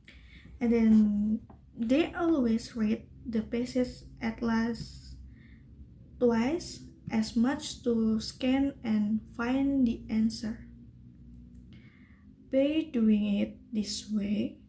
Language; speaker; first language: English; non-native, learner; Indonesian